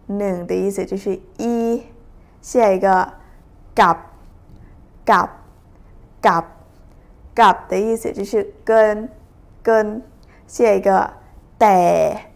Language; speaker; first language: Chinese; non-native, fluent; Thai